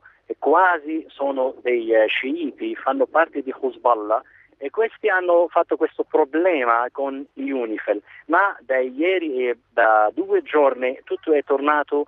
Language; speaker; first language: Italian; non-native, fluent; Arabic